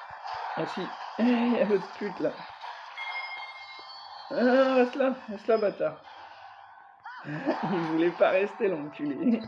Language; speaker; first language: French; native; French